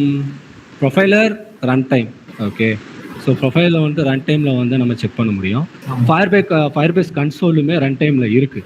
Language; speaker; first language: Tamil; native; Tamil